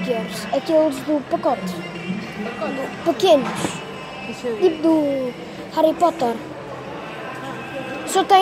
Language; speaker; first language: Portuguese; early bilingual, heritage; Portuguese